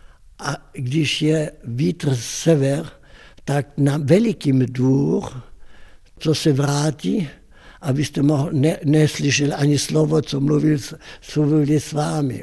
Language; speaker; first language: Czech; non-native, fluent; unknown